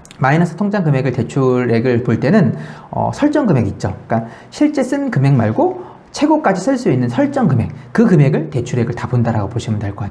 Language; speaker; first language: Korean; native; Korean